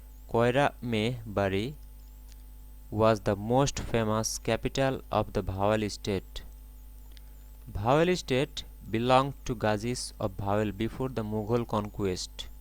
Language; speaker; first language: English; non-native, local second language; Bangla